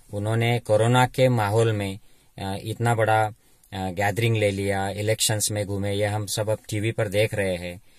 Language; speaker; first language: Hindi; non-native, local second language; Marathi